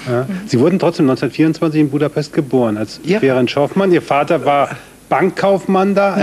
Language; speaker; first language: German; native; German